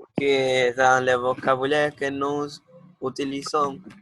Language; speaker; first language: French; non-native, learner; Spanish